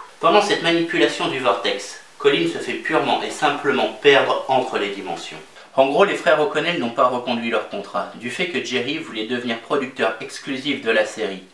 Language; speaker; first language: French; native; French